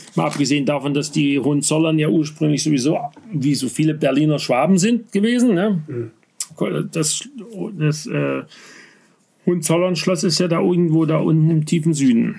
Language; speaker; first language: German; native; German